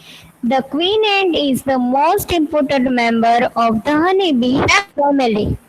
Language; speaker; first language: English; non-native, local second language; Hindi